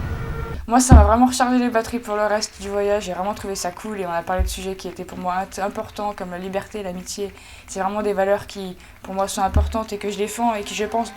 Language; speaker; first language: French; native; French